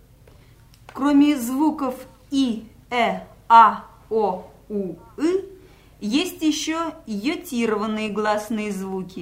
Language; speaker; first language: Russian; native; Russian